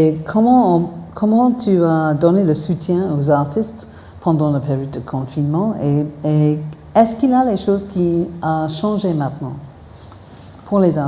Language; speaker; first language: French; non-native, fluent; English